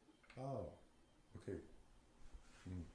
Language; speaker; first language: English; non-native, learner; French